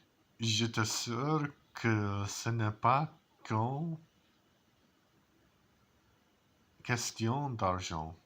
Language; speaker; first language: French; non-native, learner; English